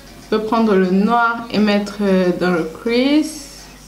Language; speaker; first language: French; non-native, local second language; Rundi